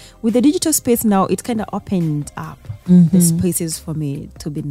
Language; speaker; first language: English; non-native, local second language; Gusii